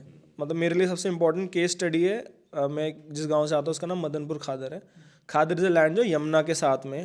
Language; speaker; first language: Hindi; native; Hindi